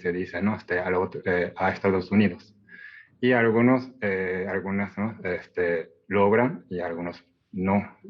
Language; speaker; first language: Spanish; non-native, fluent; Japanese